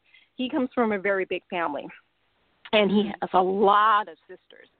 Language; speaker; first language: English; non-native, local second language; Cantonese